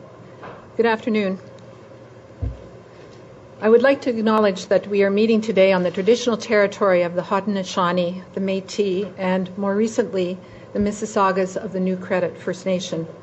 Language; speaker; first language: English; native; English